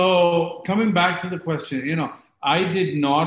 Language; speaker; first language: English; non-native, local second language; Hindi